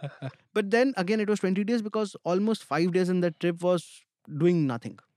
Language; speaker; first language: English; non-native, local second language; Hindi